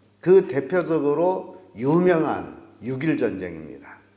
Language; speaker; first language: Korean; native; Korean